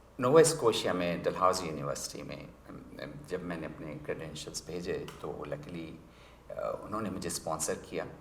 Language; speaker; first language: Urdu; native; Urdu